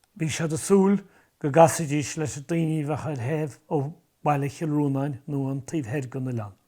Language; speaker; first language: Irish; native; Irish